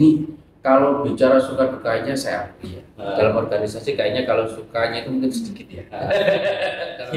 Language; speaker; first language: Indonesian; native; Indonesian